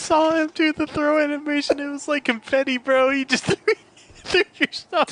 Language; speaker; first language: English; native; English